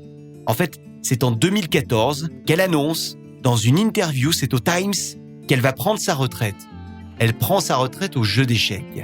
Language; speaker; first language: French; native; French